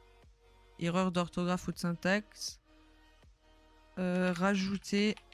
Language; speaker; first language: French; native; French